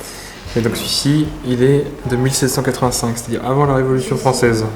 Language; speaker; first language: French; native; French